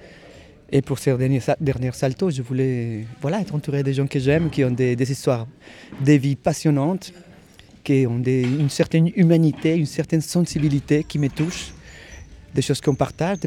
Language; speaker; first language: French; native; French